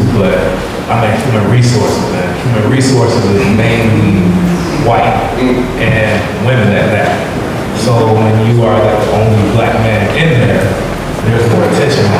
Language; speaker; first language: English; native; English